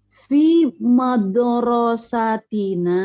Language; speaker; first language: Arabic; non-native, learner; Indonesian